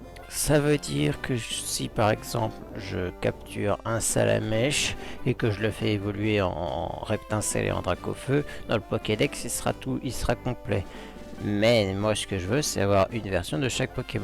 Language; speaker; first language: French; native; French